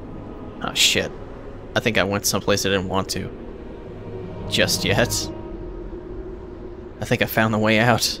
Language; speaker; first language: English; native; English